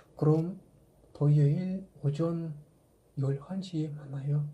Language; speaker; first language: Korean; non-native, fluent; Kazakh